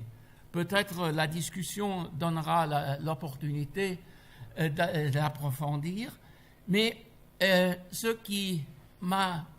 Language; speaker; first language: French; non-native, fluent; German